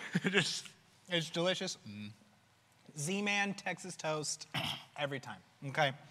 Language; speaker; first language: English; native; English